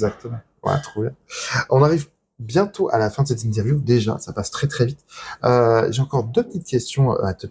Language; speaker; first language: French; native; French